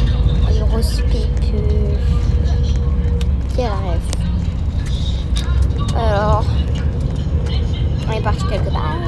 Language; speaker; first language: French; native; French